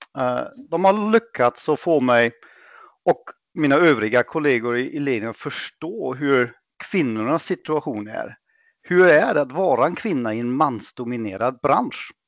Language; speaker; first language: Swedish; non-native, fluent; German